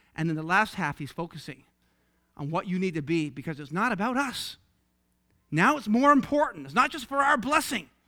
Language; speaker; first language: English; native; English